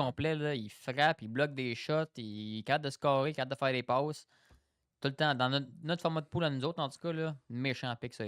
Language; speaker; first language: French; native; French